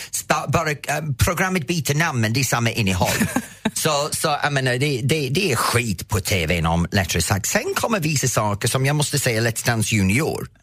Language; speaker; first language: Swedish; non-native, fluent; English